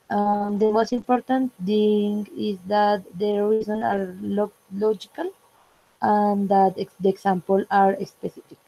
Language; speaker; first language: English; non-native, learner; Spanish